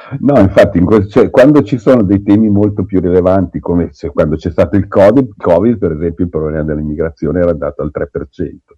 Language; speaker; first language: Italian; native; Italian